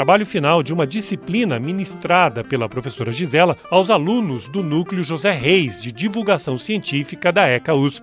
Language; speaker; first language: Portuguese; native; Portuguese